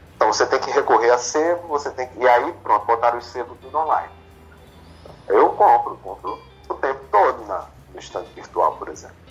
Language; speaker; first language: Portuguese; native; Portuguese